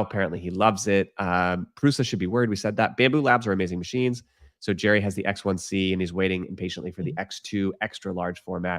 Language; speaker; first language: English; native; English